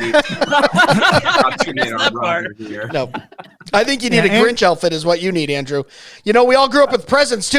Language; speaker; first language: English; native; English